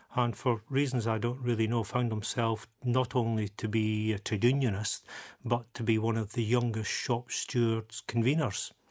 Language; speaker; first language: English; native; English